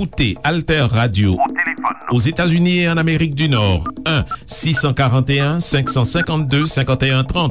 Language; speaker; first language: French; non-native, local second language; Haitian Creole